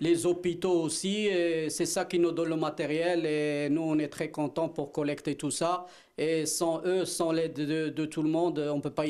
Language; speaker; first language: French; non-native, local second language; Arabic